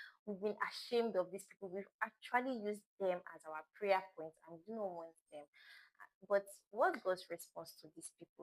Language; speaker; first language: English; non-native, local second language; Igbo